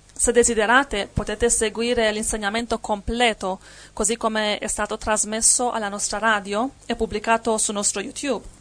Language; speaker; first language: Italian; non-native, fluent; Spanish